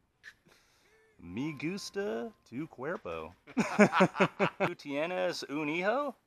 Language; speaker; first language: Spanish; non-native, learner; English